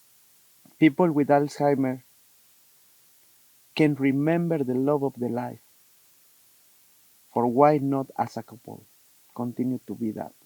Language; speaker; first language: English; non-native, learner; Spanish